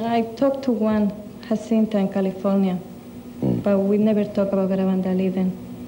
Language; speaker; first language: English; non-native, learner; Spanish